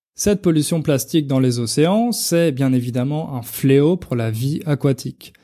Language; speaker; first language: French; native; French